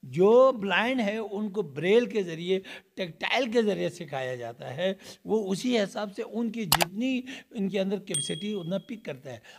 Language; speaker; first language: Urdu; non-native, local second language; Balti